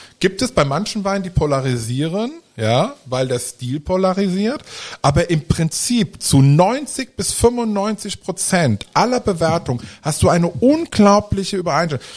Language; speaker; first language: German; early bilingual, other home language; Italian